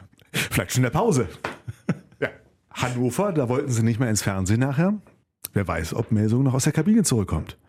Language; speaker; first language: German; native; German